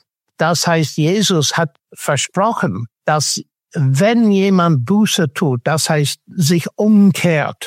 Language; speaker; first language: German; non-native, fluent; English